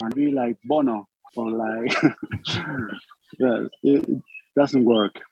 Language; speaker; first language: English; non-native, learner; Spanish